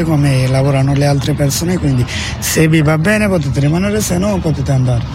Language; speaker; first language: Italian; non-native, learner; Bangla